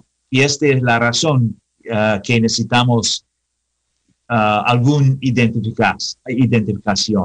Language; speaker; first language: Spanish; non-native, learner; English